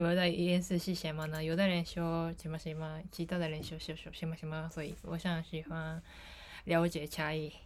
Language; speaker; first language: Chinese; non-native, learner; Japanese